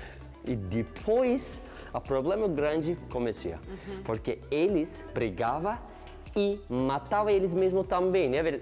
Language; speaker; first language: Portuguese; non-native, learner; Turkish